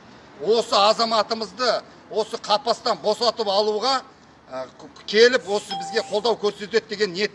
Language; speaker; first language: Kazakh; native; Kazakh